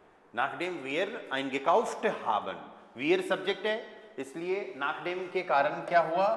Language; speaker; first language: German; non-native, fluent; Hindi